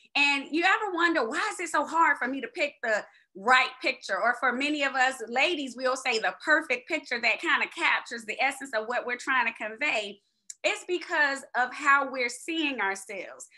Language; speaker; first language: English; native; English